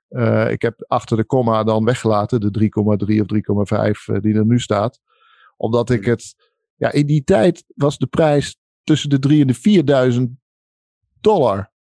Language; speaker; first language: Dutch; native; Dutch